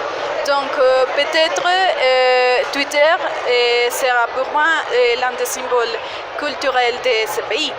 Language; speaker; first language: French; non-native, fluent; Spanish